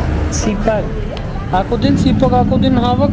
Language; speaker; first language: Filipino; non-native, learner; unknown